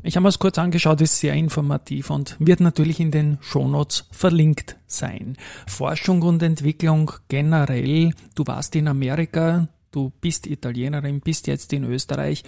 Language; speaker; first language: German; native; German